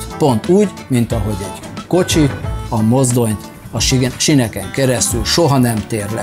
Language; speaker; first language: Hungarian; native; Hungarian